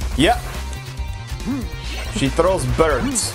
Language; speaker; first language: English; native; English